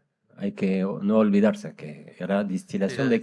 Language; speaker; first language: Spanish; non-native, fluent; French